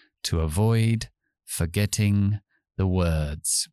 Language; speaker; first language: English; native; English